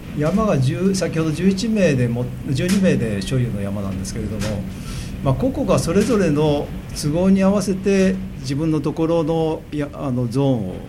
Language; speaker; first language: Japanese; native; Japanese